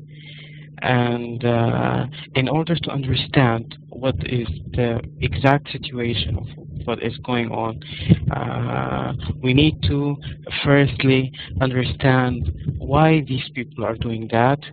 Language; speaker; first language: English; non-native, fluent; Arabic